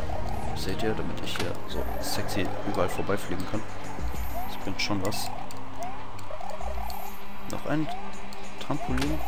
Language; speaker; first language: German; native; German